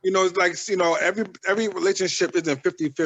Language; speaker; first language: English; native; English